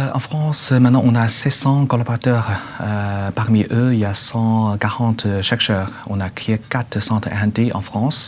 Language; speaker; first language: French; non-native, learner; Chinese